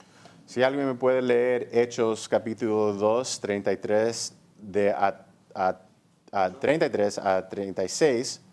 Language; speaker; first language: Spanish; early bilingual, heritage; English